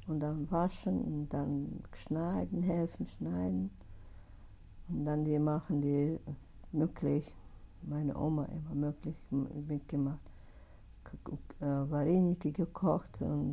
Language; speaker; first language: German; non-native, learner; Russian